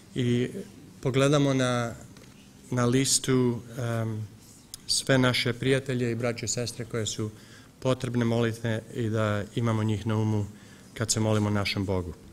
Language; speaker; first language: Serbian; early bilingual, heritage; Serbian